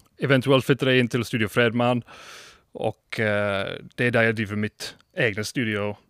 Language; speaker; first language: Swedish; non-native, fluent; English